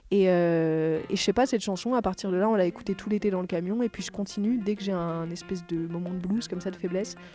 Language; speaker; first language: French; native; French